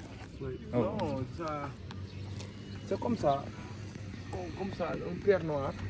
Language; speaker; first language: French; non-native, local second language; Wolof